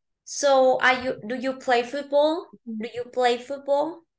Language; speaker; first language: English; non-native, fluent; Vietnamese